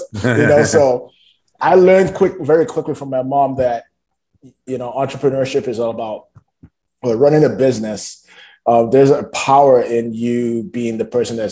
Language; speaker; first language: English; non-native, local second language; Yoruba